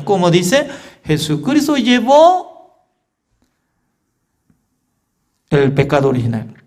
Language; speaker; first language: Spanish; non-native, fluent; Korean